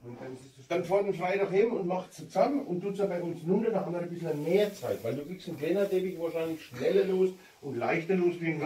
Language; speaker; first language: German; native; German